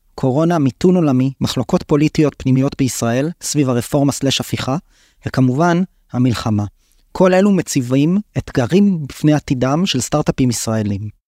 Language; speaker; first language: Hebrew; native; Hebrew